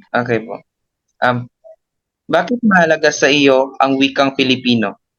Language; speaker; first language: Filipino; non-native, local second language; Cebuano